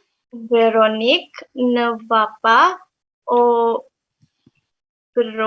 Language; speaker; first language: French; non-native, learner; Indonesian